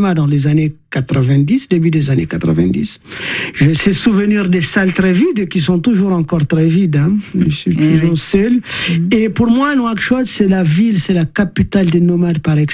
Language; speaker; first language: French; non-native, local second language; Tamasheq